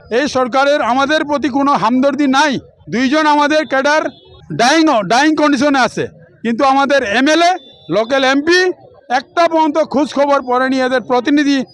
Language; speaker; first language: Bangla; native; Bangla